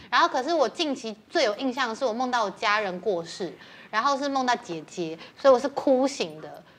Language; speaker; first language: Chinese; native; Chinese